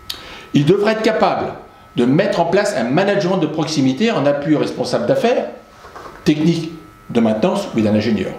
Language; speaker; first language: French; native; French